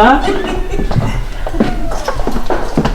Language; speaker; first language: French; native; French